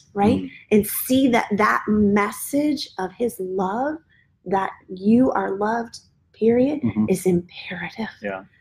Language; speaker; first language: English; native; English